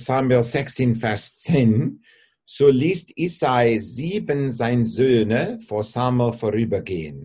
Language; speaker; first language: German; non-native, fluent; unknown